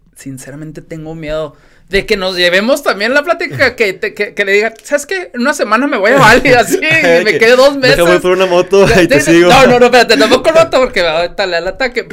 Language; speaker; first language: Spanish; native; Spanish